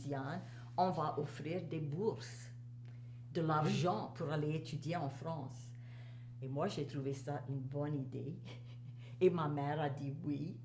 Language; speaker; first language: French; native; French